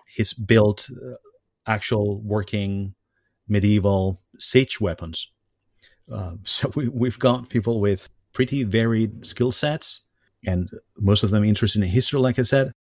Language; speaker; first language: English; non-native, fluent; Spanish